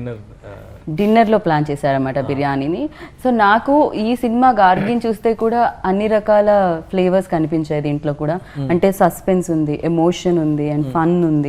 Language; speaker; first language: Telugu; native; Telugu